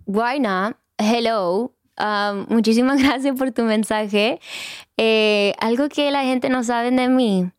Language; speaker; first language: Spanish; early bilingual, heritage; Spanish